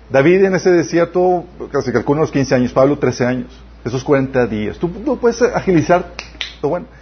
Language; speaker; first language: Spanish; native; Spanish